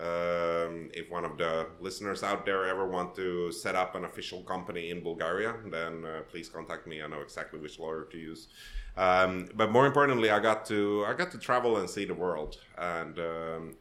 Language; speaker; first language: English; non-native, fluent; Swedish